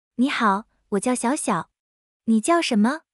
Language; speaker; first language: Chinese; non-native, learner; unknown